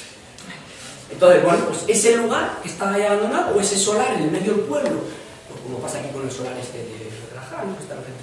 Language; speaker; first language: Spanish; native; Spanish